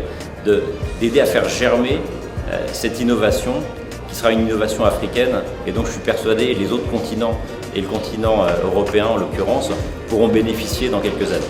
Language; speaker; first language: French; native; French